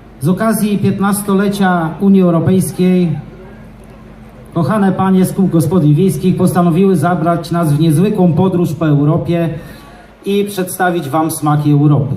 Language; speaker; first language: Polish; native; Polish